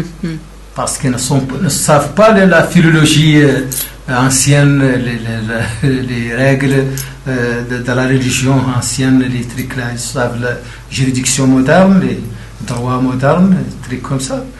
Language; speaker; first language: French; non-native, local second language; Arabic